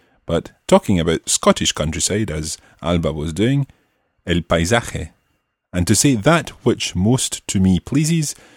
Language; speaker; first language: English; native; English